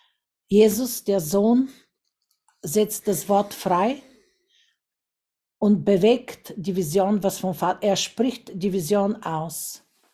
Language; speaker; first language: German; non-native, fluent; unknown